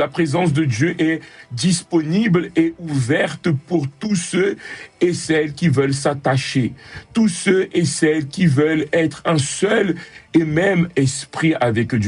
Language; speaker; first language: French; native; French